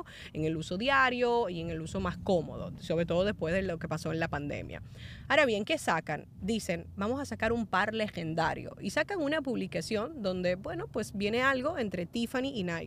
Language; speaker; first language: Spanish; native; Spanish